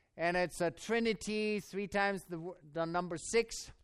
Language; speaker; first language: English; non-native, fluent; German